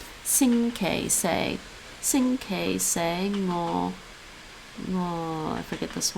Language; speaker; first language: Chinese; non-native, learner; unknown